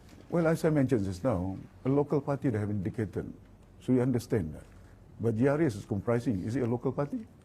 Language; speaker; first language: English; non-native, local second language; Malay